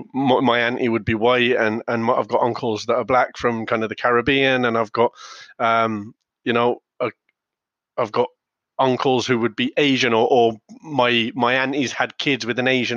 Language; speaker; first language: English; native; English